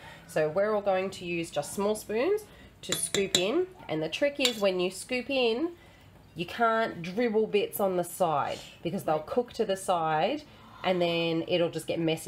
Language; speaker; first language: English; native; English